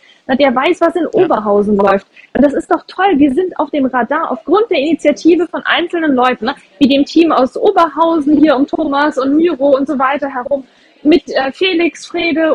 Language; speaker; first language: German; native; German